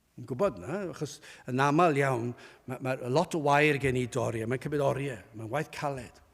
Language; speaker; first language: Welsh; native; Welsh